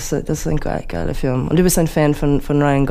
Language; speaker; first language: German; non-native, fluent; English